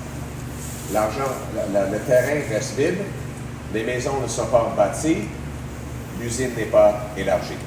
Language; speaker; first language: French; non-native, local second language; English